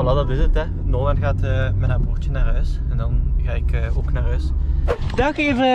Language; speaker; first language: Dutch; native; Dutch